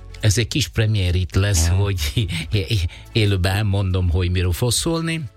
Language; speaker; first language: Hungarian; non-native, learner; Italian